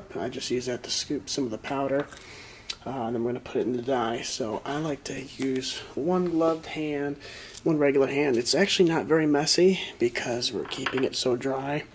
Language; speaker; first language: English; native; English